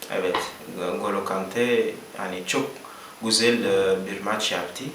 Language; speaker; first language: Turkish; non-native, learner; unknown